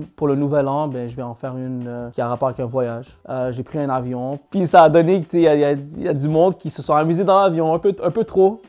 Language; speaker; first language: French; native; French